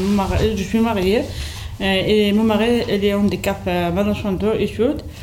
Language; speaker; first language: French; non-native, local second language; Kabyle